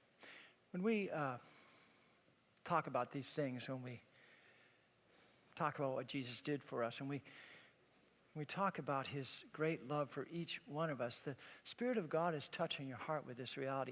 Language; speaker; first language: English; native; English